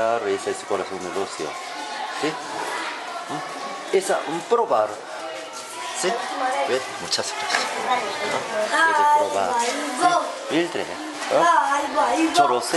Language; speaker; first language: Spanish; non-native, learner; Korean